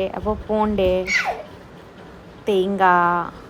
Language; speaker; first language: Tamil; non-native, learner; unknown